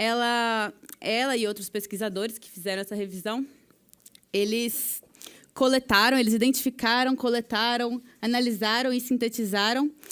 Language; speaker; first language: Portuguese; native; Portuguese